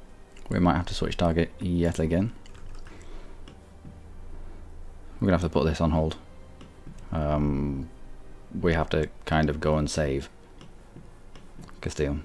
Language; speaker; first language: English; native; English